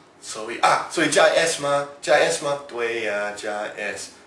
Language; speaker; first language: Chinese; non-native, fluent; English